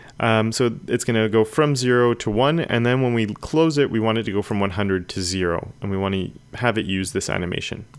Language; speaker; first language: English; native; English